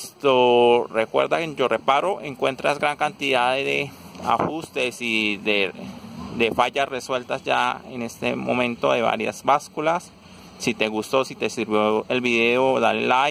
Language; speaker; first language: Spanish; native; Spanish